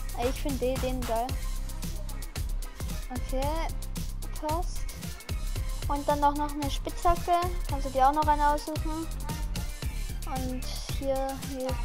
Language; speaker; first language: German; native; German